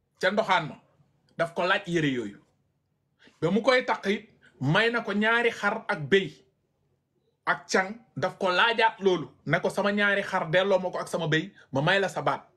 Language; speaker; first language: Wolof; non-native, local second language; Fula